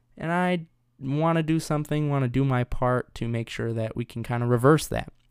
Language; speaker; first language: English; native; English